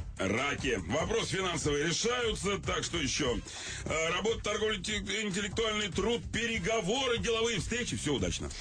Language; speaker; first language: Russian; native; Russian